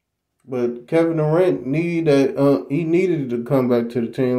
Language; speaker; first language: English; native; English